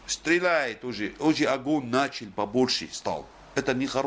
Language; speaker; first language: Russian; non-native, learner; Arabic